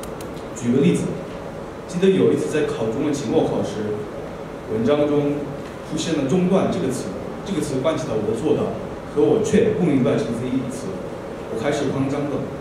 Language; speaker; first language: Chinese; non-native, fluent; Korean